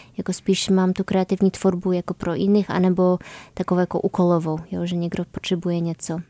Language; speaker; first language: Czech; non-native, fluent; Polish